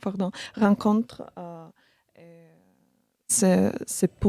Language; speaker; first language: French; non-native, learner; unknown